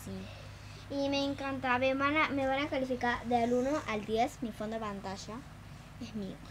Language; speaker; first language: Spanish; native; Spanish